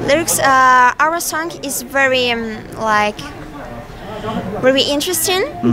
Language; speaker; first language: English; non-native, learner; Russian